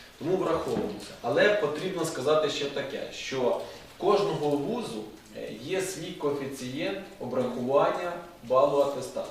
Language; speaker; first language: Ukrainian; native; Ukrainian